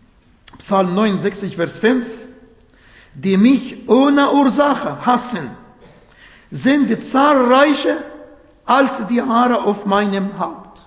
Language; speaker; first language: German; non-native, fluent; Arabic